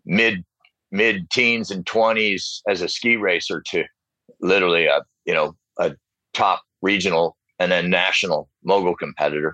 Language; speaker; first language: English; native; English